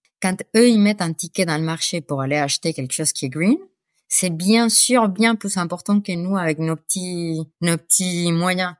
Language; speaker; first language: French; non-native, fluent; Spanish